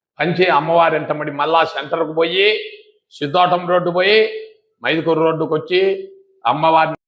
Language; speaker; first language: Telugu; native; Telugu